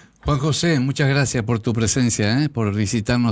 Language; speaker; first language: Spanish; native; Spanish